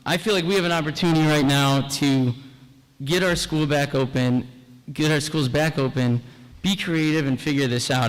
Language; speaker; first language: English; native; English